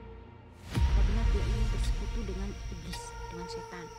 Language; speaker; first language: Indonesian; native; Indonesian